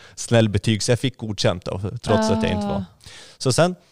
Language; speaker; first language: Swedish; native; Swedish